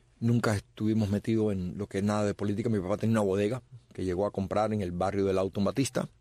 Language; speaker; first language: Spanish; native; Spanish